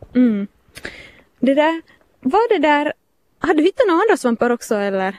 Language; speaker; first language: Swedish; native; Swedish